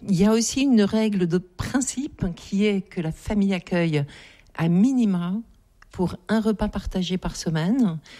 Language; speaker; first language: French; native; French